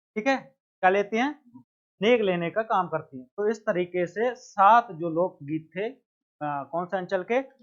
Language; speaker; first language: Hindi; native; Hindi